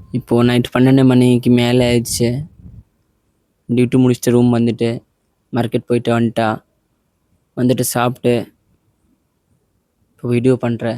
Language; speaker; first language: Tamil; non-native, learner; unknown